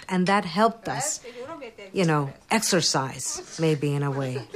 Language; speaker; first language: English; non-native, fluent; Romanian